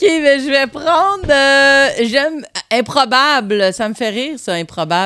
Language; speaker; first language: French; native; French